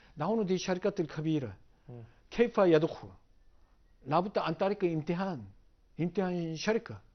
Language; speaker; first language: Egyptian Arabic; non-native, learner; Korean